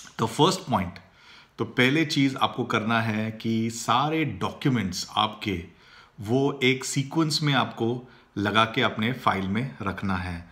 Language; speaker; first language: Hindi; non-native, local second language; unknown